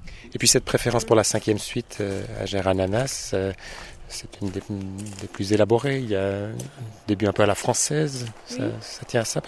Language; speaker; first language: French; native; French